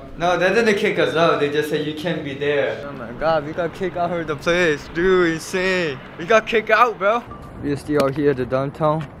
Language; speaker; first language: English; non-native, fluent; Arabic